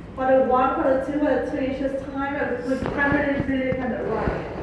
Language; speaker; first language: English; non-native, fluent; Vietnamese